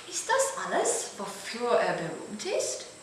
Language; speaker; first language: German; non-native, learner; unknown